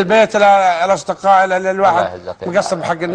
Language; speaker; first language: Arabic; native; Arabic